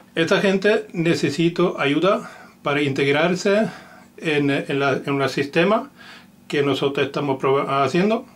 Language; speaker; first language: Spanish; non-native, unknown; Finnish